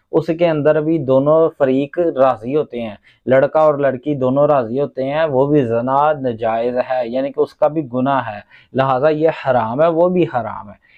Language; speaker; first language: Urdu; non-native, local second language; Punjabi